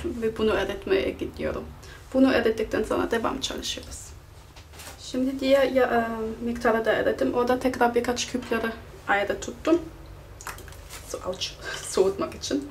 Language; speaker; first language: Turkish; non-native, fluent; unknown